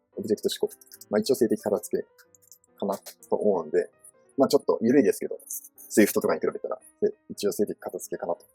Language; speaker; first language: Japanese; native; Japanese